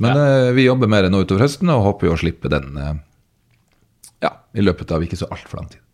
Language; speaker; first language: Norwegian; native; Norwegian